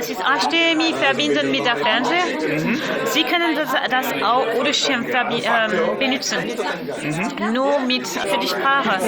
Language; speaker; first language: German; non-native, learner; French